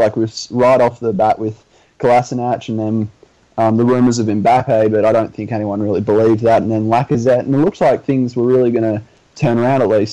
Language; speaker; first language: English; native; English